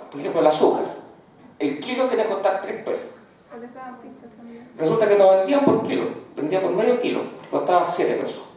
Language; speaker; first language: Spanish; native; Spanish